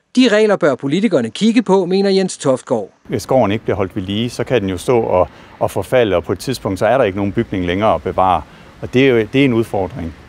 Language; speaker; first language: Danish; native; Danish